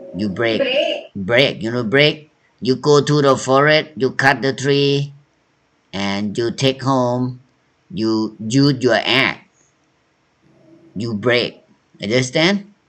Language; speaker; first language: English; non-native, learner; Thai